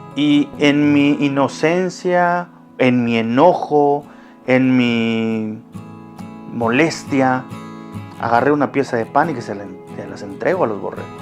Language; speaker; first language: Spanish; native; Spanish